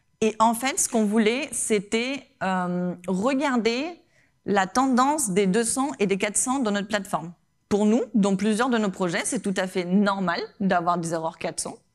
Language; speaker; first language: French; non-native, fluent; Spanish